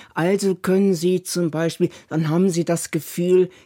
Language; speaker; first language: German; native; German